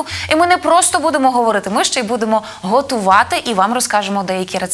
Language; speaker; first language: Ukrainian; native; Ukrainian